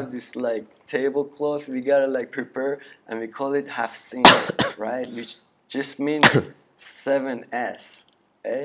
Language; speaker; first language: English; early bilingual, other home language; Persian